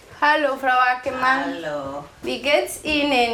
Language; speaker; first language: German; non-native, learner; Spanish